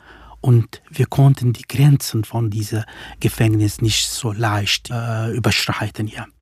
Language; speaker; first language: German; non-native, fluent; Kurdish